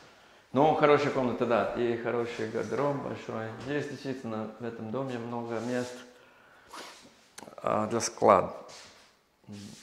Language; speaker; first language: Russian; non-native, learner; English